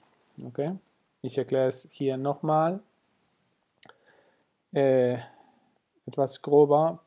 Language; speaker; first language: German; non-native, fluent; Spanish